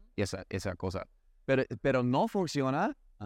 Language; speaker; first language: Spanish; non-native, learner; English